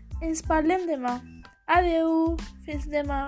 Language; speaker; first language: Catalan; non-native, learner; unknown